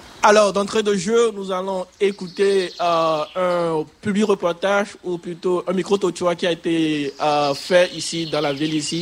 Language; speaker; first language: French; non-native, fluent; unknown